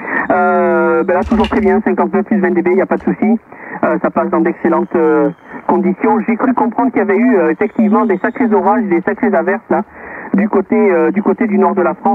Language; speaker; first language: French; native; French